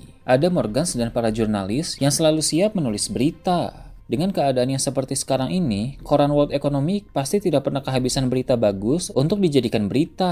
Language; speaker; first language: Indonesian; native; Indonesian